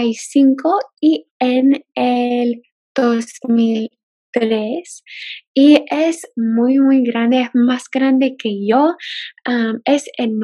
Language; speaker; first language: Spanish; non-native, fluent; English